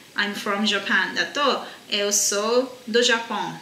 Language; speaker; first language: Portuguese; non-native, fluent; Japanese